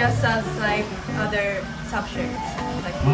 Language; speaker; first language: English; non-native, fluent; Japanese